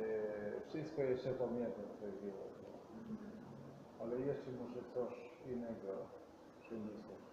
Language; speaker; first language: Polish; non-native, learner; Czech